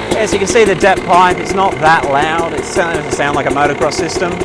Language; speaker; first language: English; native; English